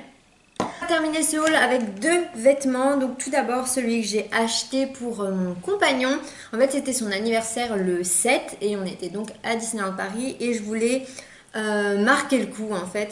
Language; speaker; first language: French; native; French